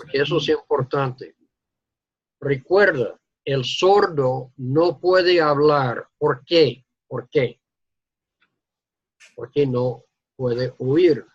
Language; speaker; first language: Spanish; non-native, fluent; English